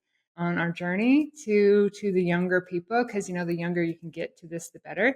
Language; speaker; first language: English; native; English